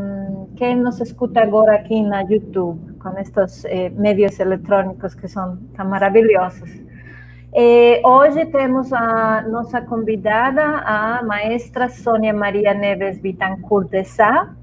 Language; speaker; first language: Portuguese; non-native, fluent; Spanish